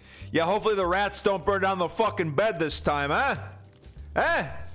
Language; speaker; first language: English; native; English